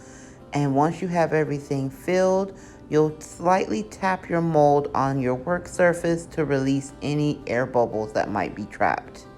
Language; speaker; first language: English; native; English